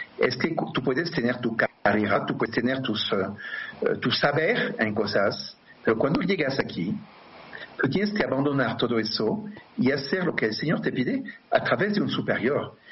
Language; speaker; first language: Spanish; non-native, fluent; French